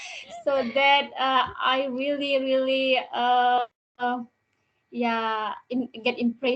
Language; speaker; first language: English; non-native, learner; Indonesian